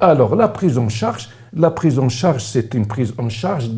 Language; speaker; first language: French; non-native, local second language; Arabic